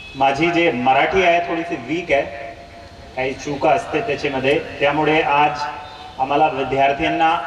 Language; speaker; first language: Marathi; non-native, local second language; Hindi